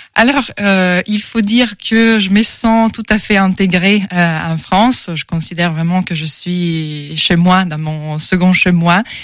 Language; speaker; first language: French; non-native, fluent; Italian